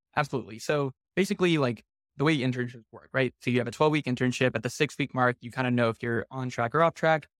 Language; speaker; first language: English; native; English